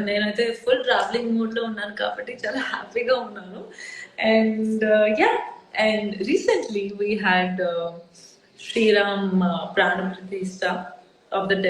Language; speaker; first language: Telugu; non-native, local second language; Odia